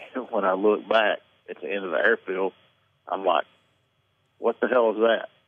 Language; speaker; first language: English; native; English